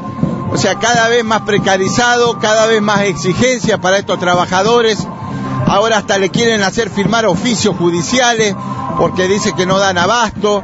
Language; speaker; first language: Spanish; native; Spanish